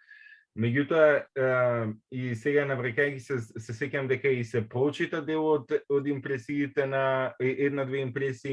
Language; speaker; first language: Macedonian; native; Macedonian